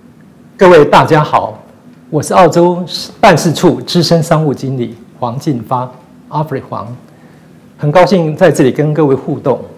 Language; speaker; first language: Chinese; native; Chinese